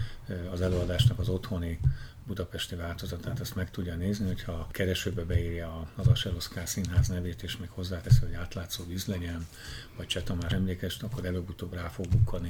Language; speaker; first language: Hungarian; native; Hungarian